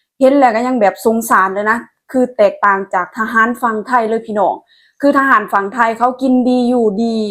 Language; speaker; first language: Thai; non-native, local second language; Lao